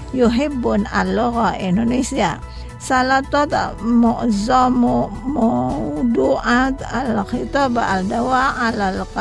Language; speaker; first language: Arabic; non-native, fluent; Indonesian